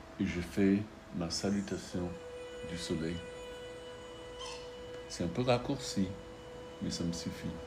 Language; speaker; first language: French; non-native, fluent; English